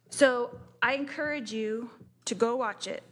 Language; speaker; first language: English; native; English